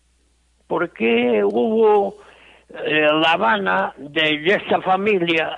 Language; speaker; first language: Spanish; non-native, local second language; Galician